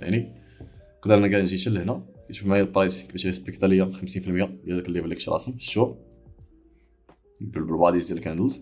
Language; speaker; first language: Arabic; native; Arabic